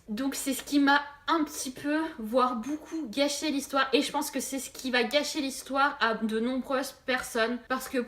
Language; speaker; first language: French; native; French